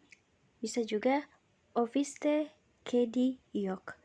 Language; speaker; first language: Turkish; non-native, learner; Indonesian